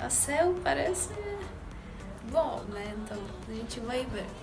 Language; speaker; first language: Portuguese; non-native, fluent; Polish